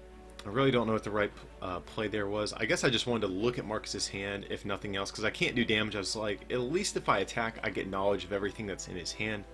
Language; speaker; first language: English; native; English